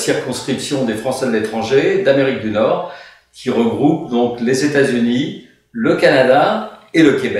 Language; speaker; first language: French; native; French